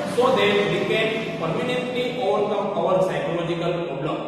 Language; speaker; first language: English; non-native, local second language; Gujarati